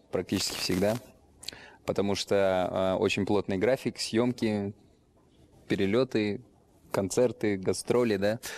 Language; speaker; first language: Russian; native; Russian